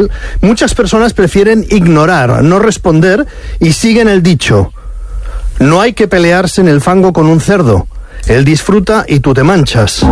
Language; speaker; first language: Spanish; native; Spanish